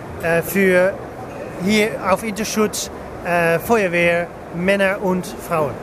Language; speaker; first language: German; non-native, learner; English